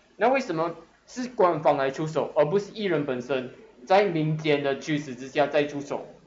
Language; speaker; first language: Chinese; native; Chinese